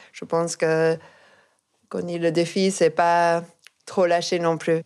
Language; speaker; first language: French; non-native, fluent; Spanish